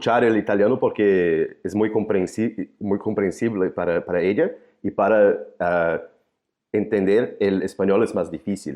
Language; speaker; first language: Spanish; non-native, fluent; Portuguese